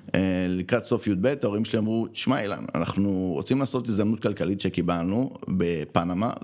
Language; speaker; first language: Hebrew; early bilingual, other home language; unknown